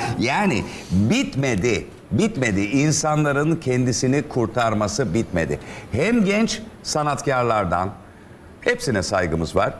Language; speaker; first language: Turkish; native; Turkish